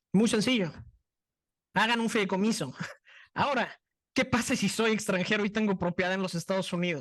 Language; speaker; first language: Spanish; native; Spanish